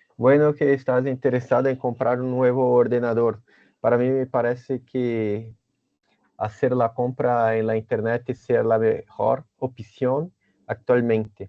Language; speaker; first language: Spanish; non-native, learner; Portuguese